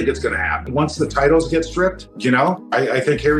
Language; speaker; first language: English; native; English